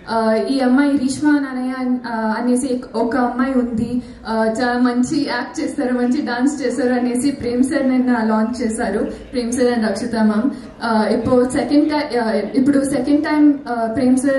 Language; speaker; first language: Telugu; non-native, learner; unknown